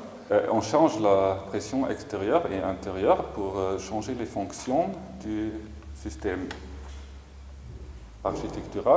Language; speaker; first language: French; non-native, fluent; German